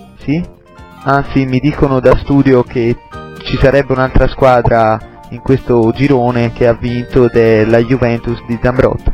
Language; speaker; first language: Italian; native; Italian